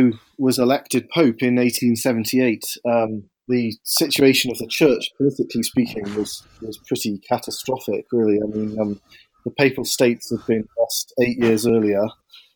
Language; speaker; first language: English; native; English